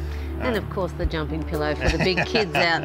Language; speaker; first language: English; native; English